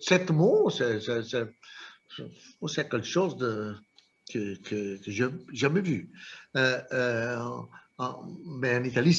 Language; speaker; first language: French; non-native, fluent; Italian